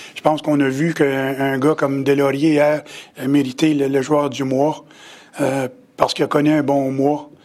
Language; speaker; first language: French; native; French